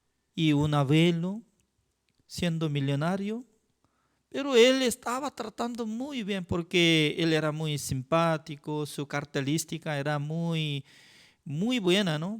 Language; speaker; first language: Spanish; non-native, fluent; Korean